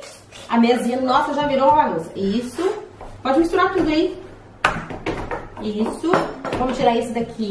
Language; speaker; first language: Portuguese; native; Portuguese